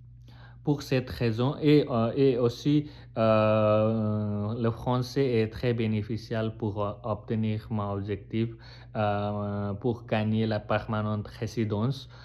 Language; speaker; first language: French; non-native, learner; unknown